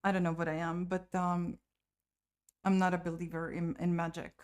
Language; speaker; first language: English; non-native, fluent; Latvian